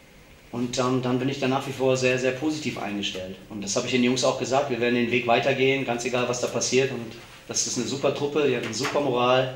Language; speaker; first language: German; native; German